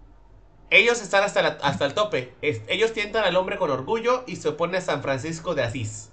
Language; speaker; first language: Spanish; native; Spanish